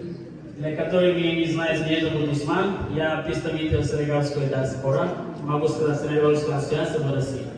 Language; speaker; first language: Russian; non-native, learner; Wolof